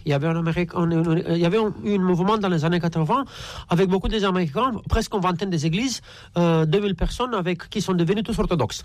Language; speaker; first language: French; non-native, fluent; Romanian